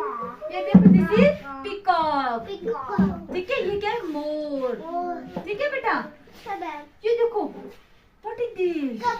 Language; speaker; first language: Hindi; native; Hindi